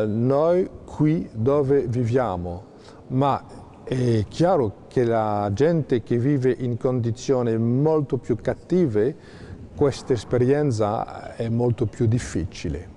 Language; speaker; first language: Italian; non-native, fluent; French